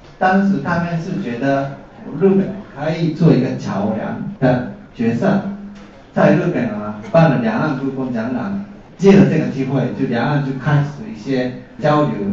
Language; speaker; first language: Chinese; non-native, fluent; Japanese